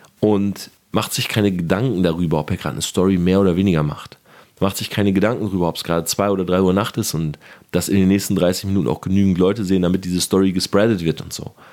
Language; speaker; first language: German; native; German